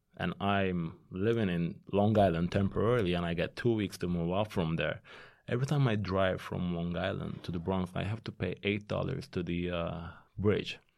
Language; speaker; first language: English; non-native, fluent; Turkish